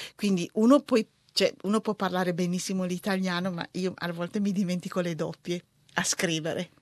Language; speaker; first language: Italian; early bilingual, other home language; Tigrinya